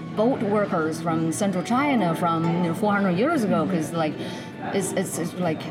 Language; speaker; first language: English; non-native, fluent; Chinese